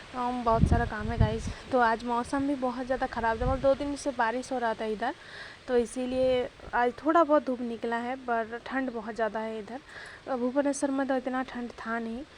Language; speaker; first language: Hindi; non-native, local second language; Bangla